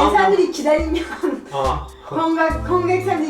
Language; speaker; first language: Korean; non-native, learner; French